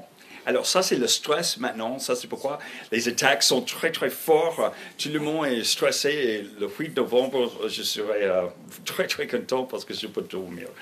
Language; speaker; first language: French; non-native, fluent; English